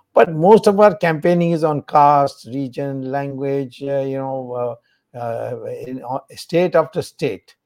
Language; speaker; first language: English; non-native, local second language; Tamil